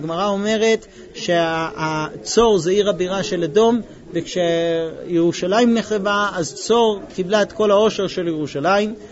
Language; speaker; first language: Hebrew; non-native, fluent; English